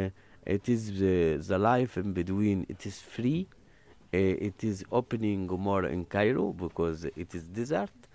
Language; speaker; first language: English; non-native, learner; Arabic